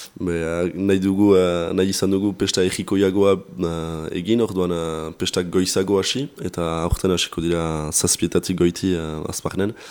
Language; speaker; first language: Basque; native; Basque